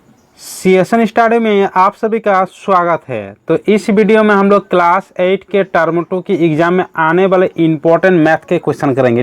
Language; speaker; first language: Hindi; native; Hindi